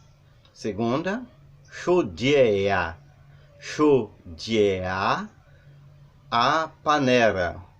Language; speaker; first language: Portuguese; non-native, learner; Haitian Creole